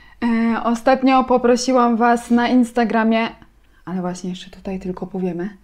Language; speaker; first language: Polish; native; Polish